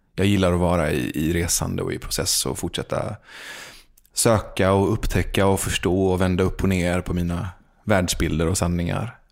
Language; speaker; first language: Swedish; early bilingual, other home language; Persian